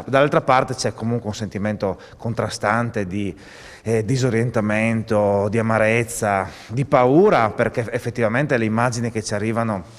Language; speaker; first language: Italian; native; Italian